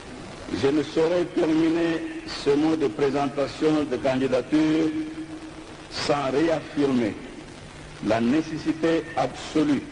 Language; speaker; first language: French; non-native, local second language; Luba-Lulua